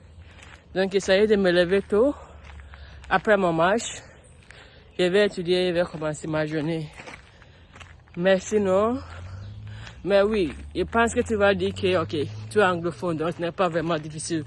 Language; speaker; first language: French; non-native, learner; English